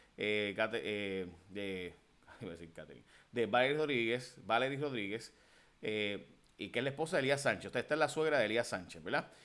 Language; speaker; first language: Spanish; early bilingual, heritage; Spanish